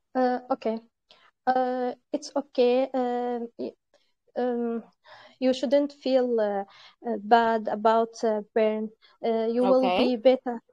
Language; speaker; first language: English; non-native, fluent; Arabic